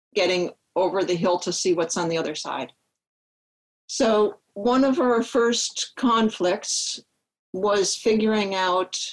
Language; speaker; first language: English; native; English